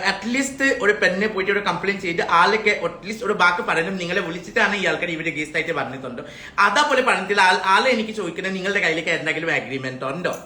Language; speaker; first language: Malayalam; non-native, local second language; Hindi